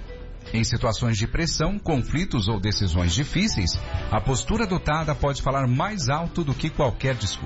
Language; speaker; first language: Portuguese; native; Portuguese